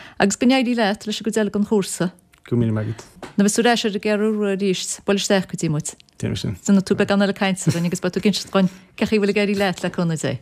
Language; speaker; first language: Irish; native; Irish